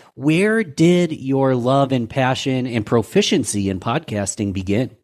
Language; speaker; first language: English; native; English